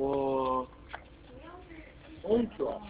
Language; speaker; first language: Chinese; non-native, learner; Korean